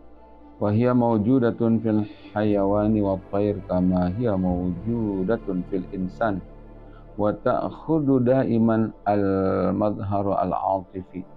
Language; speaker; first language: Arabic; non-native, fluent; Indonesian